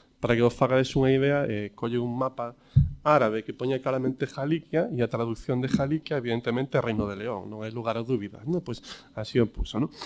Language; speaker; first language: Galician; native; Galician